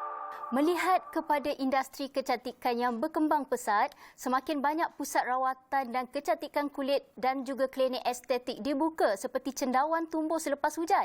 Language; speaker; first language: Malay; native; Malay